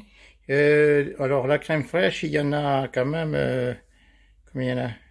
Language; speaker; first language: French; native; French